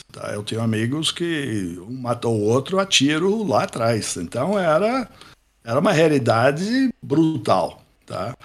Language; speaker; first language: Portuguese; non-native, fluent; English